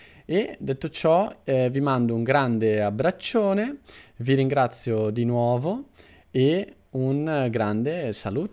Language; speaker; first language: Italian; native; Italian